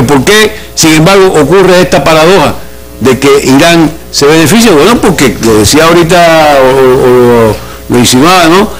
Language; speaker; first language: Spanish; native; Spanish